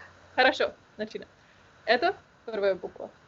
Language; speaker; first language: Russian; non-native, learner; Slovenian